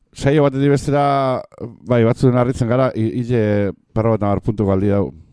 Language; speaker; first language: Basque; native; Basque